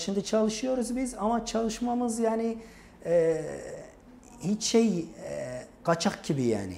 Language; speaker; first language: Turkish; non-native, fluent; Arabic